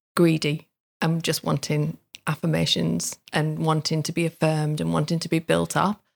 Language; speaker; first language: English; native; English